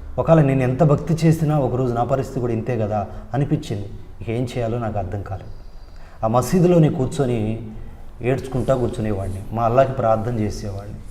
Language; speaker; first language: Telugu; non-native, local second language; Urdu